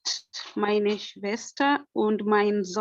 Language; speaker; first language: German; non-native, learner; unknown